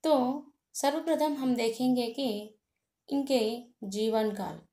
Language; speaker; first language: Hindi; non-native, local second language; Telugu